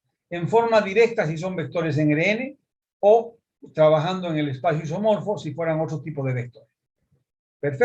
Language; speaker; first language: Spanish; native; Spanish